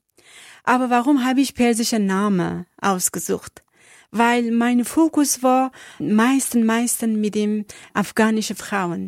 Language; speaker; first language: German; non-native, learner; Persian